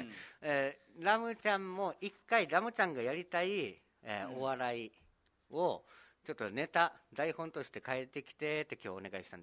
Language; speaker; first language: Japanese; native; Japanese